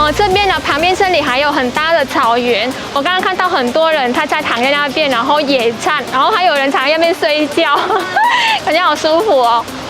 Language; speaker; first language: Chinese; non-native, fluent; Vietnamese